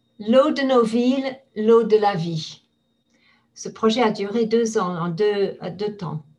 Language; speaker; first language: French; non-native, fluent; English